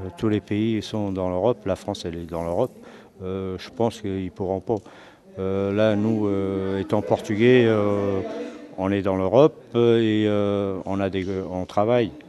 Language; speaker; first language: French; early bilingual, other home language; Portuguese